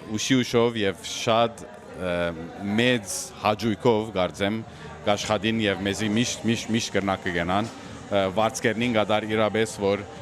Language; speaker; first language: Armenian; early bilingual, heritage; Armenian